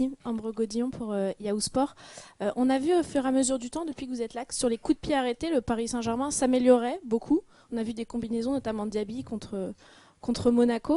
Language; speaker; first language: French; native; French